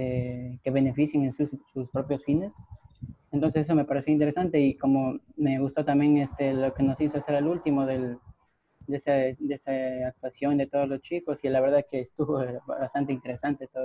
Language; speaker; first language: Spanish; native; Spanish